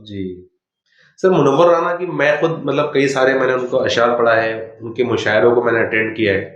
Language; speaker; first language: Urdu; native; Urdu